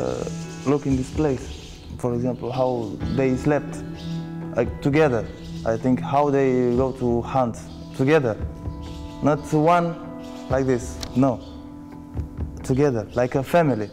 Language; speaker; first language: English; non-native, fluent; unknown